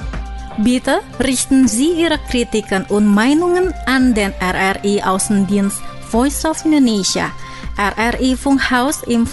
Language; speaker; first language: German; non-native, fluent; Indonesian